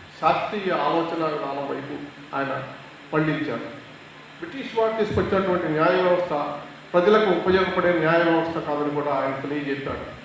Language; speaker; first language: Telugu; native; Telugu